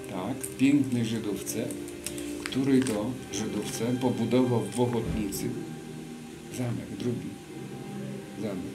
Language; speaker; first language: Polish; native; Polish